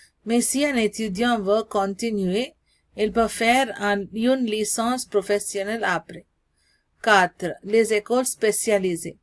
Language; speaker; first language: French; non-native, learner; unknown